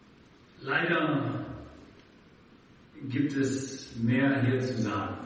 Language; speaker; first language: German; non-native, fluent; English